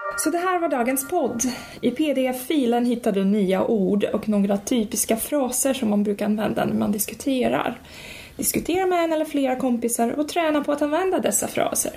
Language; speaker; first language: Swedish; non-native, fluent; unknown